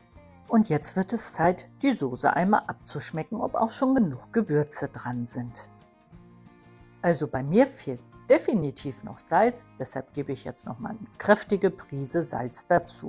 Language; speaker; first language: German; native; German